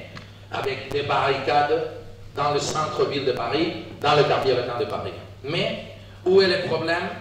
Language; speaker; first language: French; non-native, fluent; Catalan